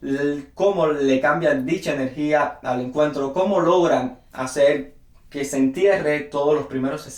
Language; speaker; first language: Spanish; native; Spanish